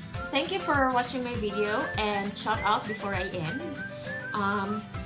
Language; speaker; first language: English; non-native, local second language; Cebuano